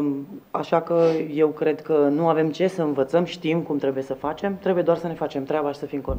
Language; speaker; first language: Romanian; native; Romanian